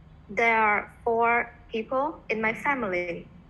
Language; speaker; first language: English; non-native, learner; Vietnamese